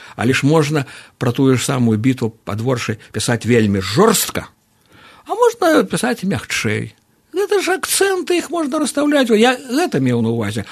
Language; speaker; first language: Belarusian; native; Belarusian